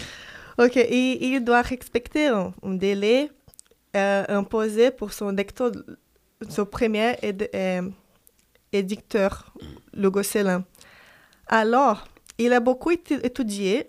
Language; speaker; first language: French; non-native, fluent; Portuguese